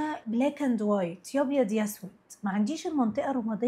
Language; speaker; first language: Arabic; native; Arabic